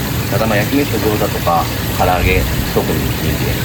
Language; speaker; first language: Japanese; native; Japanese